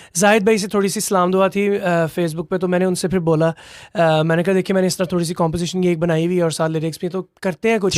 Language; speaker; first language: Urdu; non-native, local second language; Punjabi